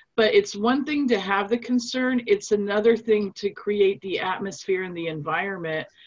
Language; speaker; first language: English; non-native, fluent; German